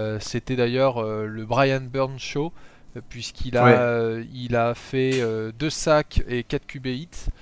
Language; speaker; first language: French; native; French